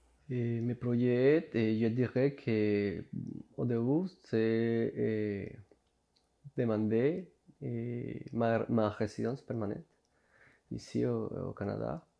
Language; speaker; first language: French; non-native, learner; Spanish